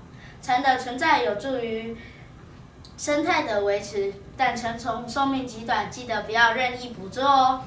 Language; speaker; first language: Chinese; native; Chinese